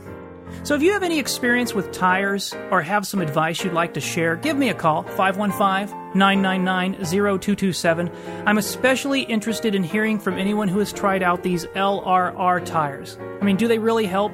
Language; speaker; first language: English; native; English